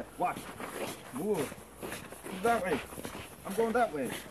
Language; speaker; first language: English; early bilingual, other home language; Portuguese